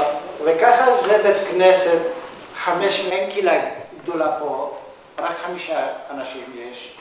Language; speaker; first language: Hebrew; non-native, learner; Greek